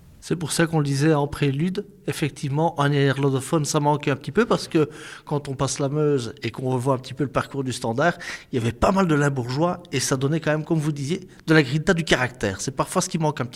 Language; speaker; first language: French; native; French